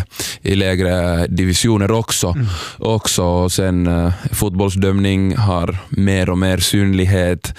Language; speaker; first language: Swedish; non-native, local second language; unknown